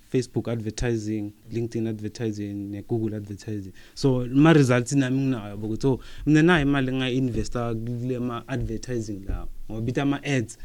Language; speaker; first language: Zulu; non-native, local second language; Swati